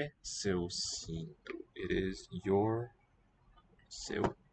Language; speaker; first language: Portuguese; non-native, learner; English